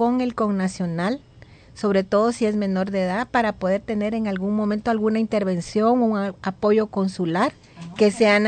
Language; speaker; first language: Spanish; native; Spanish